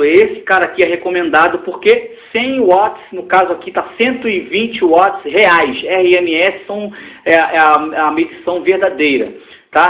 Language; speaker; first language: Portuguese; native; Portuguese